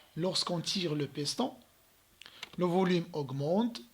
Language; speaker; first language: French; non-native, local second language; Arabic